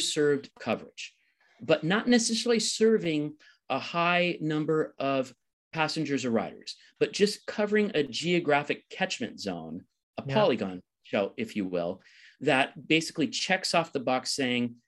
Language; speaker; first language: English; native; English